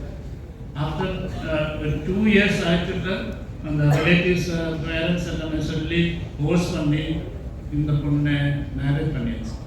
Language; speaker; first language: Tamil; non-native, learner; Malayalam